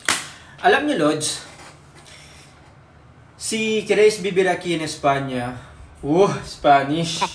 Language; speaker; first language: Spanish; non-native, learner; Filipino